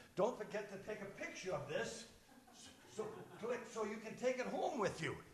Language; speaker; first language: English; native; English